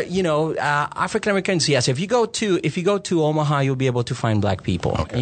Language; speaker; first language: English; non-native, fluent; Spanish